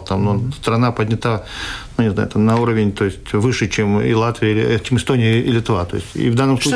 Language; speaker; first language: Russian; non-native, local second language; Latvian